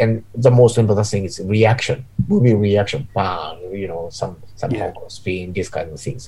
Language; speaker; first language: English; non-native, learner; Japanese